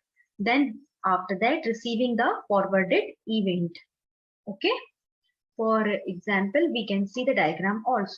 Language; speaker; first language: English; non-native, local second language; Hindi